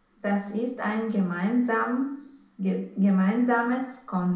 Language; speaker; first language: German; non-native, learner; Romanian